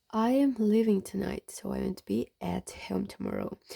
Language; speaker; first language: English; non-native, fluent; Kazakh